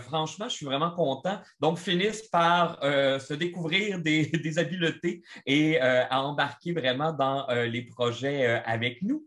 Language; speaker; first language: French; native; French